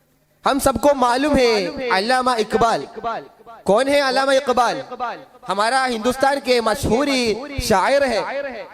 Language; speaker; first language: Hindi; non-native, local second language; Malayalam